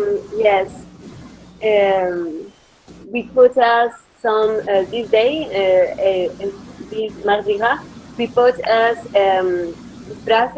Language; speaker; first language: English; non-native, learner; Spanish